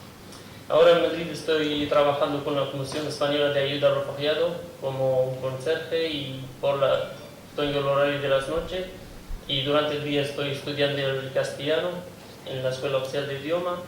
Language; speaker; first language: Spanish; non-native, fluent; Kurdish